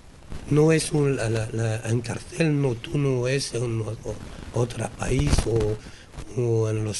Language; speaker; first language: Spanish; non-native, learner; French